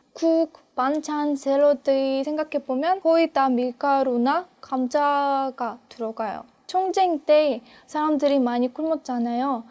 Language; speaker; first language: Korean; non-native, fluent; Russian